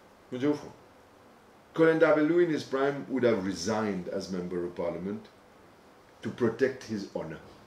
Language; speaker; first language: English; non-native, local second language; Morisyen